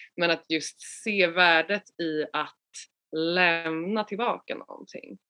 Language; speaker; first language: Swedish; native; Swedish